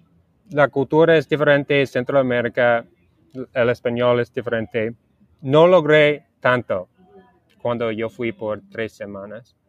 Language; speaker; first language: Spanish; non-native, learner; English